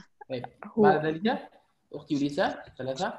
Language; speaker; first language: Indonesian; non-native, fluent; Arabic